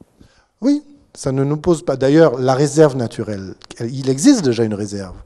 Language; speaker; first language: French; native; French